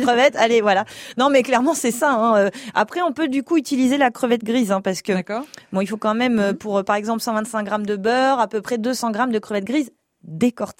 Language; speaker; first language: French; native; French